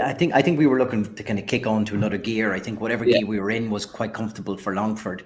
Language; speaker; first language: English; native; English